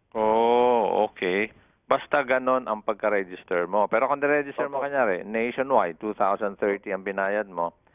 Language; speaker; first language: Filipino; native; Filipino